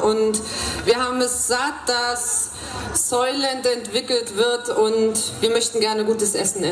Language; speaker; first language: German; native; German